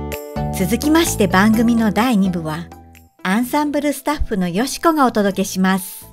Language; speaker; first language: Japanese; native; Japanese